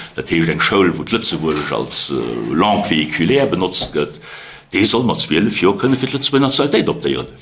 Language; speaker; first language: Luxembourgish; native; Luxembourgish